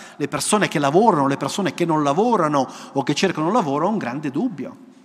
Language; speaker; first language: Italian; native; Italian